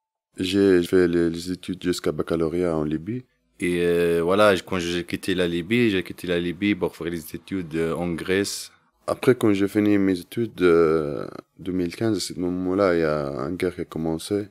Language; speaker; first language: French; non-native, learner; Arabic